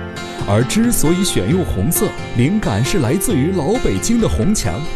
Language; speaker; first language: Chinese; native; Chinese